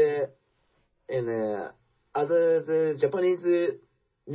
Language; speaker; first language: English; non-native, learner; Japanese